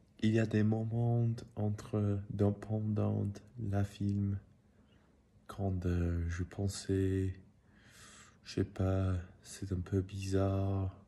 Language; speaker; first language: French; non-native, learner; English